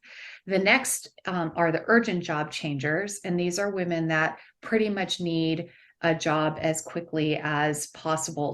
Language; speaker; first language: English; native; English